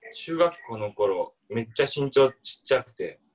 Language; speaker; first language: Japanese; native; Japanese